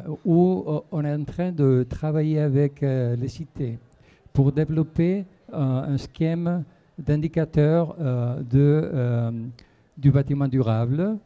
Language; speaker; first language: French; non-native, fluent; Spanish